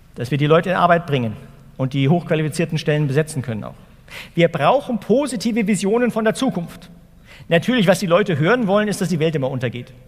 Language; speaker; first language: German; native; German